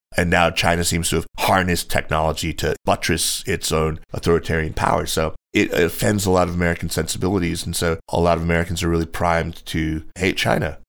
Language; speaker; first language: English; native; English